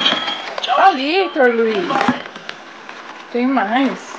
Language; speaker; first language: Portuguese; native; Portuguese